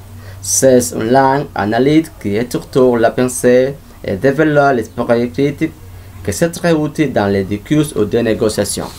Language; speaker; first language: French; non-native, learner; Spanish